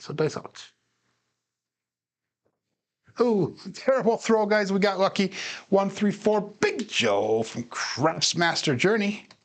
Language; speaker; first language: English; native; English